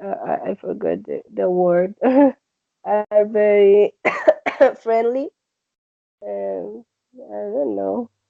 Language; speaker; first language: English; non-native, learner; Spanish